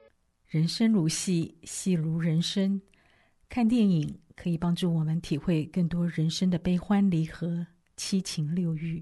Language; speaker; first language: Chinese; native; Chinese